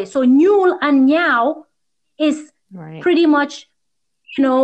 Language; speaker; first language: English; native; English